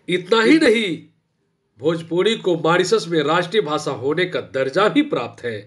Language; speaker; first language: Hindi; non-native, local second language; Bhojpuri